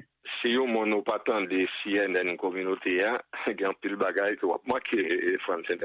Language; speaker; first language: French; non-native, local second language; Haitian Creole